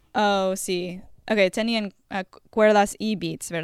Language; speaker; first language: Spanish; non-native, learner; English